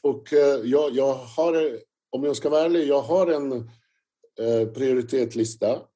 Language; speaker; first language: Swedish; non-native, fluent; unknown